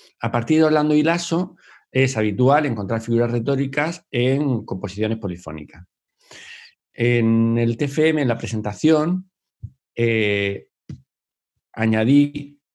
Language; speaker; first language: Spanish; native; Spanish